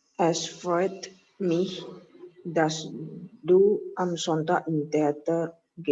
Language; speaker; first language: German; non-native, learner; Indonesian